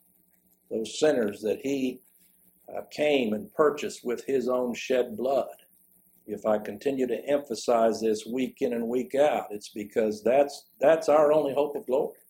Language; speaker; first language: English; native; English